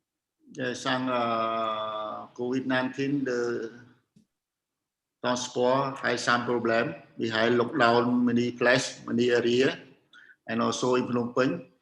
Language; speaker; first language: English; non-native, learner; Khmer